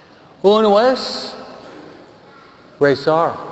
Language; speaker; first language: Spanish; non-native, fluent; English